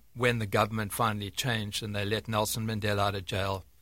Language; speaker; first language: English; native; English